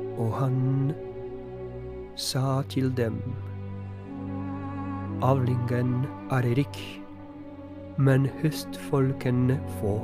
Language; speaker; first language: Norwegian; non-native, fluent; Polish